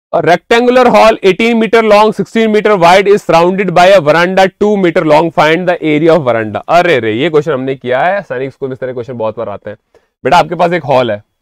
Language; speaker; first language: Hindi; native; Hindi